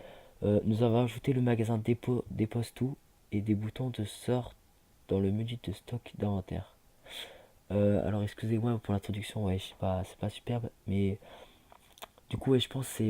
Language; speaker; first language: French; native; French